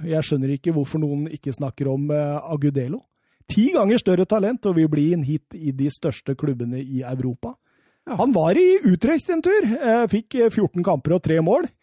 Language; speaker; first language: Norwegian; native; Norwegian